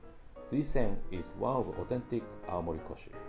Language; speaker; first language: English; non-native, fluent; Japanese